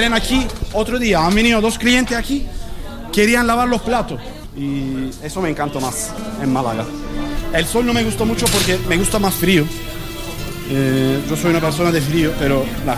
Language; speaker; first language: Spanish; non-native, learner; Turkish